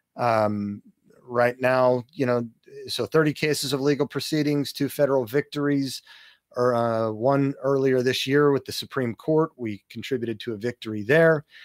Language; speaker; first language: English; native; English